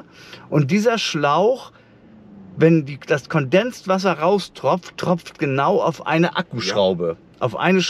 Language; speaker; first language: German; native; German